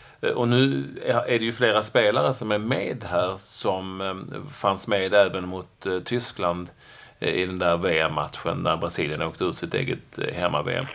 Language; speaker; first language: Swedish; native; Swedish